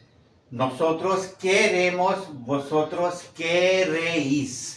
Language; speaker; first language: Spanish; non-native, learner; Urdu